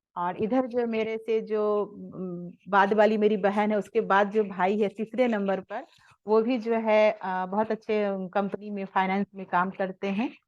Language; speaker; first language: Hindi; native; Hindi